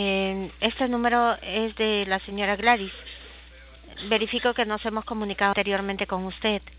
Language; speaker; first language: Spanish; native; Spanish